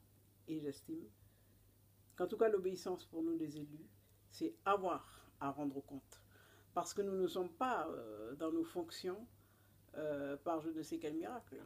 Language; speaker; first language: French; non-native, local second language; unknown